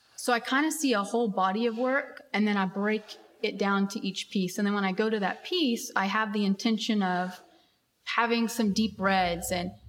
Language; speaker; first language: English; native; English